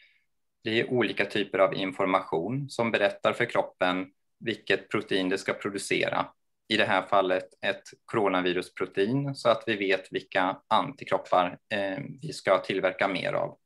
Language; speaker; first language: Swedish; native; Swedish